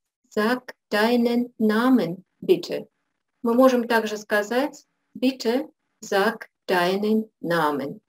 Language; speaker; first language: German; non-native, fluent; Russian